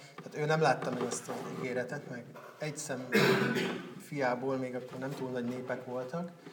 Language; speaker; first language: Hungarian; native; Hungarian